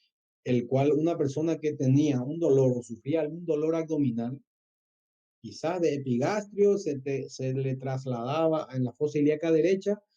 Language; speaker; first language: Spanish; native; Spanish